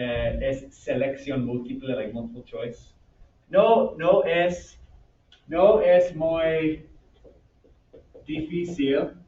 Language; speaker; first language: Spanish; non-native, fluent; English